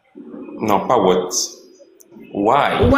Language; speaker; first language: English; non-native, fluent; French